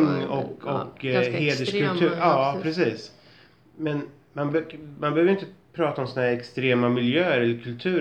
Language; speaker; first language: Swedish; native; Swedish